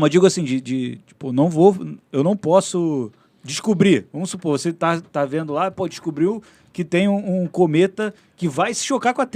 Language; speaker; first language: Portuguese; native; Portuguese